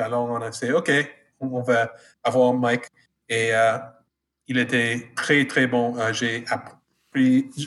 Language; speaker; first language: French; non-native, fluent; English